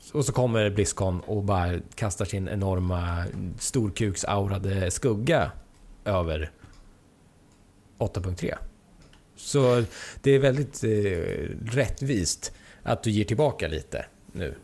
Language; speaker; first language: Swedish; native; Swedish